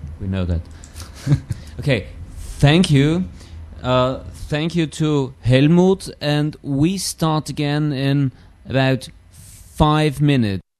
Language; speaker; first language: English; non-native, fluent; German